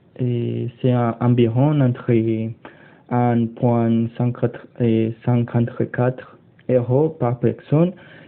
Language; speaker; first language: French; non-native, learner; Spanish